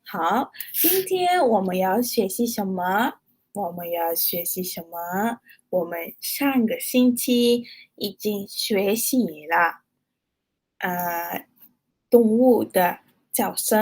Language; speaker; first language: Chinese; non-native, fluent; Malay